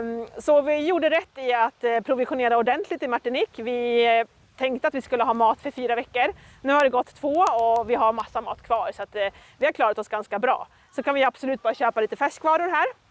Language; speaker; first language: Swedish; native; Swedish